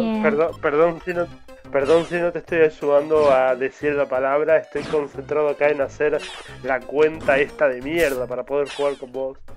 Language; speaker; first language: Spanish; native; Spanish